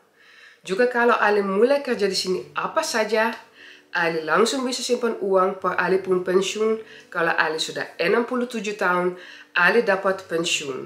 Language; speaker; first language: Indonesian; early bilingual, heritage; Indonesian